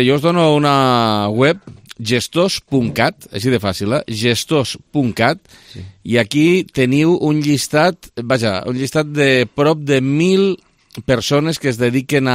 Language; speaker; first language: Catalan; native; Catalan